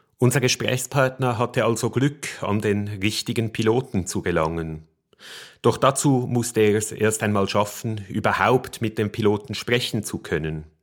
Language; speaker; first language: German; native; German